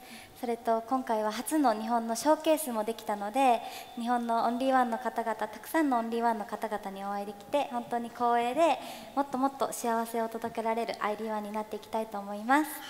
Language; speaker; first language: Japanese; non-native, fluent; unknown